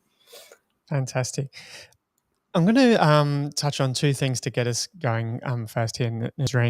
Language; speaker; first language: English; native; English